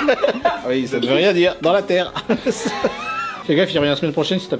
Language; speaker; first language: French; native; French